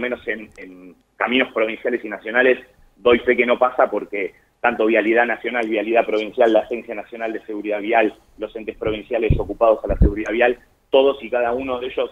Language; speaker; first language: Spanish; native; Spanish